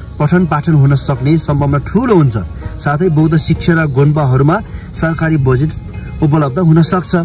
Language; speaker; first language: Nepali; non-native, local second language; Sherpa